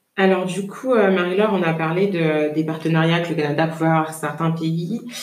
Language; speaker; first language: French; native; French